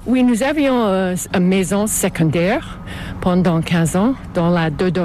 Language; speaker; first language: French; non-native, fluent; English